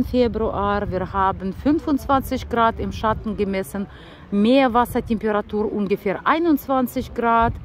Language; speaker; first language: German; non-native, learner; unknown